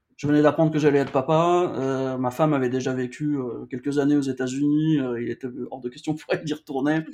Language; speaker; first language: French; native; French